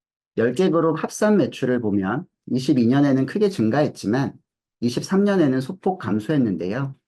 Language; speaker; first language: Korean; native; Korean